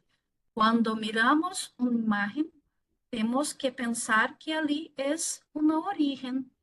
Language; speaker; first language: Spanish; non-native, fluent; Portuguese